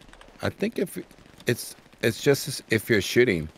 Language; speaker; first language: English; native; English